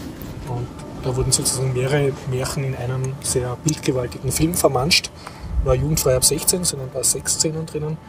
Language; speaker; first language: German; native; German